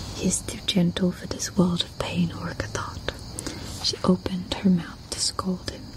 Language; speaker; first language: English; non-native, fluent; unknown